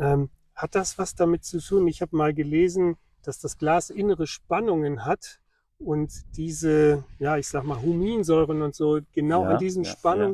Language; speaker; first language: German; native; German